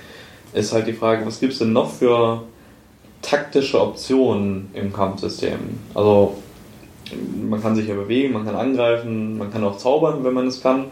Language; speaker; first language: German; native; German